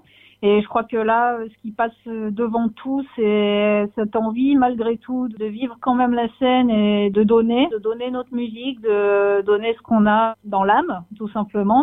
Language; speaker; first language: French; native; French